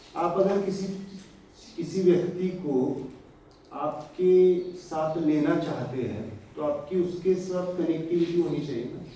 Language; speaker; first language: Hindi; non-native, local second language; Marathi